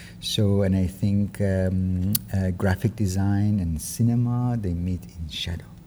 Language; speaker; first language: English; non-native, fluent; Persian